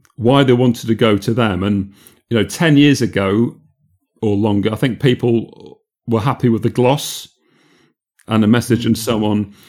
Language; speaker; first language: English; native; English